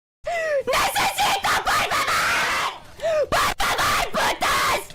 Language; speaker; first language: Spanish; non-native, learner; English